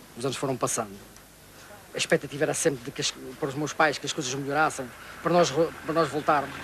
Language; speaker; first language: Portuguese; native; Portuguese